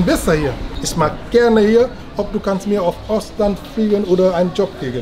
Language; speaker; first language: German; non-native, learner; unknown